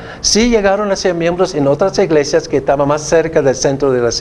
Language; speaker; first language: Spanish; non-native, fluent; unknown